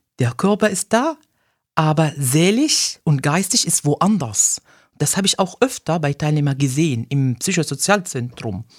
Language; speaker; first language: German; non-native, fluent; Arabic